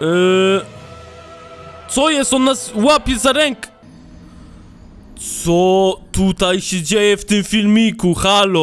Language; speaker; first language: Polish; native; Polish